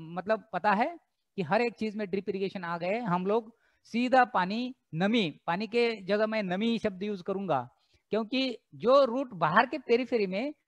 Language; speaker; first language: Hindi; non-native, local second language; Marathi